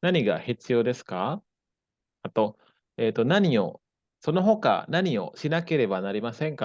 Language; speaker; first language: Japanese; non-native, fluent; Indonesian